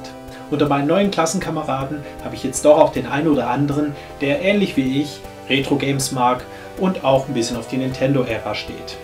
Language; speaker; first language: German; native; German